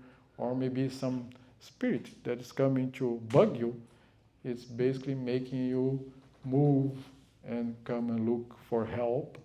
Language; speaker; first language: English; non-native, fluent; Portuguese